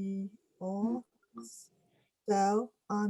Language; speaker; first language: Spanish; non-native, learner; English